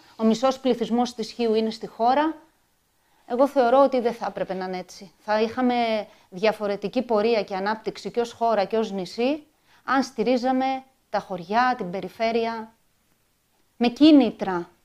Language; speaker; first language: Greek; native; Greek